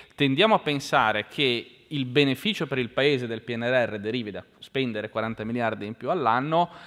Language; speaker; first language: Italian; native; Italian